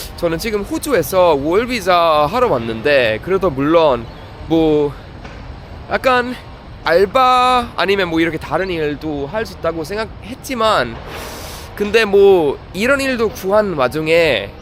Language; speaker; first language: Korean; native; Korean